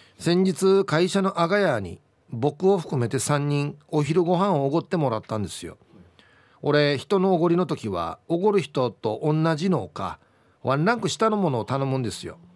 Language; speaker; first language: Japanese; native; Japanese